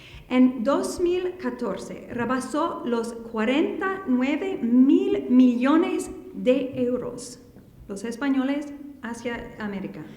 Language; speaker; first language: Spanish; non-native, fluent; English